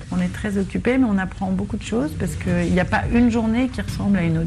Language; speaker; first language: French; native; French